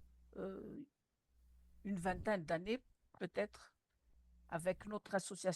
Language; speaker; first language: French; non-native, local second language; Malagasy